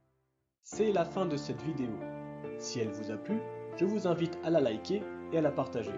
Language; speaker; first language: French; native; French